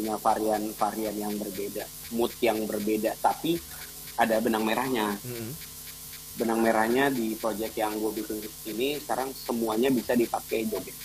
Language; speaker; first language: Indonesian; native; Indonesian